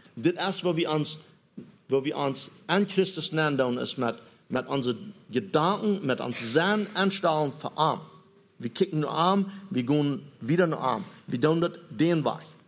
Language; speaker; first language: German; native; German